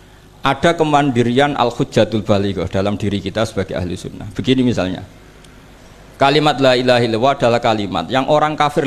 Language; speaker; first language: Indonesian; native; Indonesian